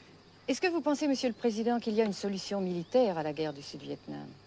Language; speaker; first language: French; native; French